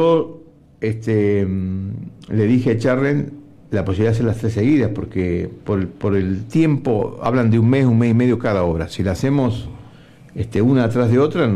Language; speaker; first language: Spanish; native; Spanish